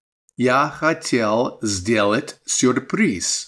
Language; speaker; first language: Russian; non-native, fluent; English